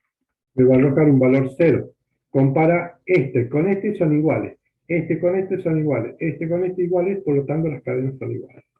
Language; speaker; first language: Spanish; native; Spanish